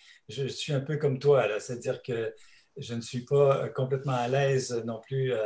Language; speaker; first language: French; native; French